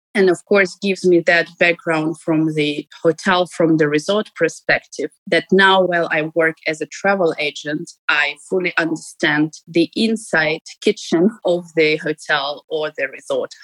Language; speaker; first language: English; non-native, fluent; Ukrainian